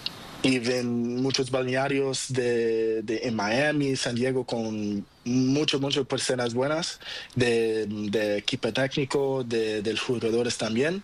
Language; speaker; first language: Spanish; non-native, learner; Portuguese